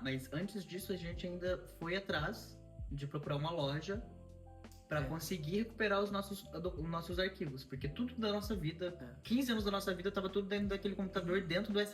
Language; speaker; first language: Portuguese; native; Portuguese